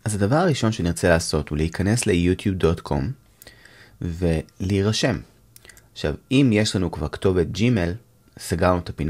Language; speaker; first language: Hebrew; native; Hebrew